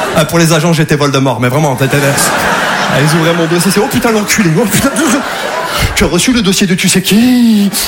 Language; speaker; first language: French; native; French